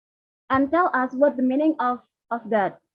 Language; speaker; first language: English; non-native, fluent; Indonesian